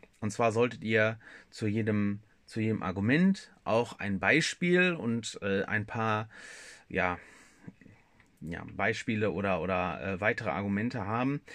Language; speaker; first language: German; native; German